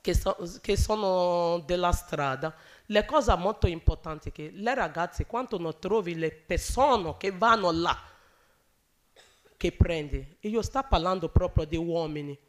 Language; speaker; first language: Italian; non-native, learner; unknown